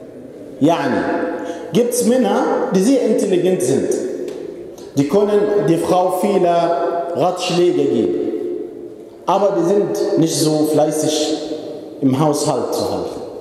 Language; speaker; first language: German; non-native, fluent; Arabic